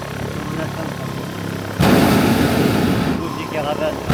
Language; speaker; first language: French; native; French